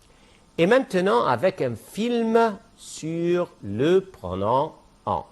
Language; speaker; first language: French; non-native, fluent; Arabic